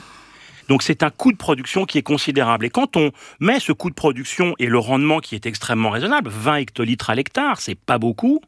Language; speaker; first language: French; native; French